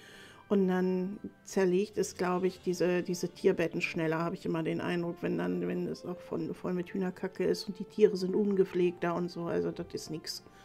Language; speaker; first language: German; native; German